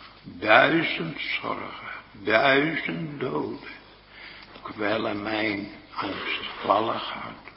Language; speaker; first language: Dutch; native; Dutch